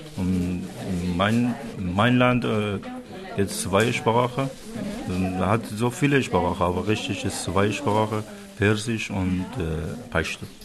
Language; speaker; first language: German; non-native, learner; Persian